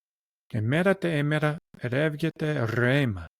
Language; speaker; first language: Greek; non-native, learner; English